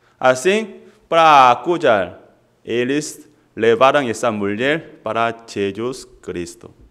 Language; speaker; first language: Portuguese; non-native, fluent; Korean